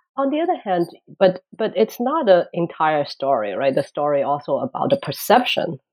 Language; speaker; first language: English; non-native, fluent; Chinese